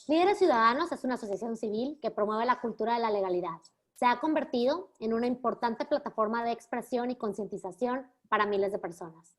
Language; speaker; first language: Spanish; native; Spanish